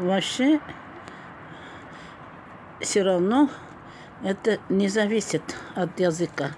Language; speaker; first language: Russian; non-native, local second language; Tatar